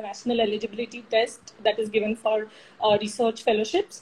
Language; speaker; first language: English; non-native, local second language; Marathi